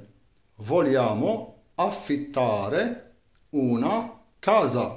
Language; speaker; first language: Italian; non-native, fluent; Arabic